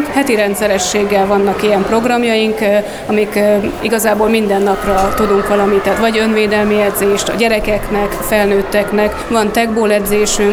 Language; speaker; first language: Hungarian; native; Hungarian